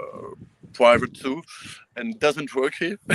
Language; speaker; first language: English; non-native, learner; French